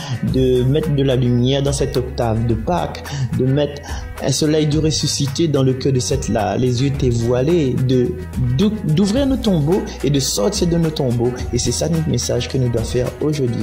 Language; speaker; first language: French; non-native, learner; Réunion Creole French